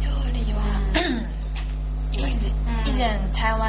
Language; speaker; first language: Japanese; non-native, learner; Chinese